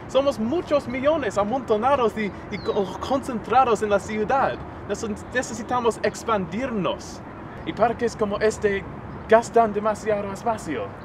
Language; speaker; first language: Spanish; non-native, learner; English